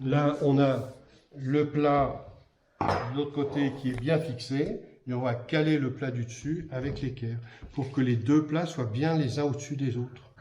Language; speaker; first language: French; native; French